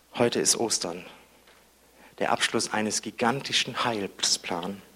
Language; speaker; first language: German; native; German